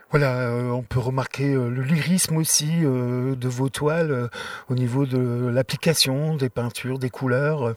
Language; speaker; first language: French; native; French